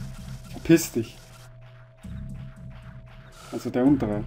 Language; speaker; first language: German; native; German